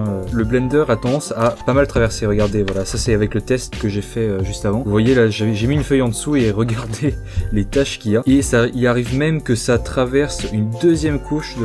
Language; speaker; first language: French; native; French